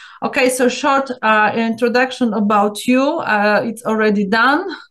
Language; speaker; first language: English; non-native, learner; Polish